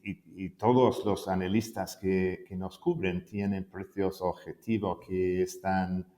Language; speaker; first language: Spanish; non-native, fluent; English